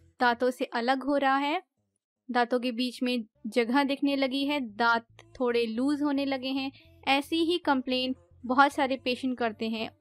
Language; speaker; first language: Hindi; native; Hindi